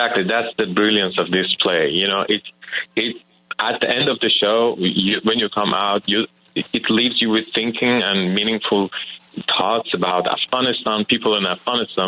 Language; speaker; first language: English; non-native, fluent; Persian